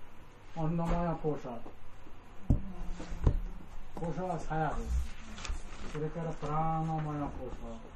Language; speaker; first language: Japanese; non-native, learner; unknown